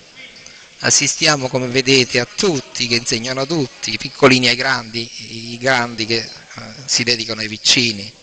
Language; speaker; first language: Italian; native; Italian